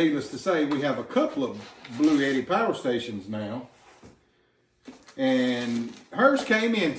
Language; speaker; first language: English; native; English